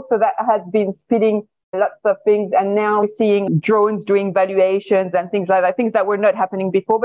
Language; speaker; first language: English; non-native, fluent; French